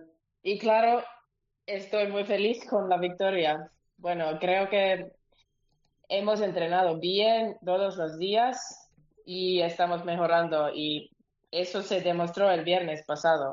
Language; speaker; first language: Spanish; non-native, learner; Finnish